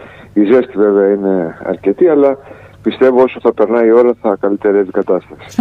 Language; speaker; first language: Greek; native; Greek